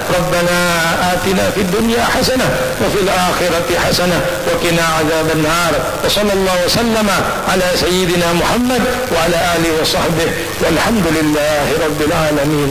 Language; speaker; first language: Arabic; non-native, fluent; Indonesian